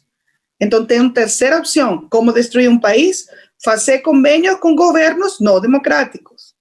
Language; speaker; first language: Portuguese; non-native, fluent; Spanish